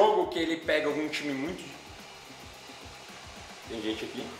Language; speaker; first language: Portuguese; native; Portuguese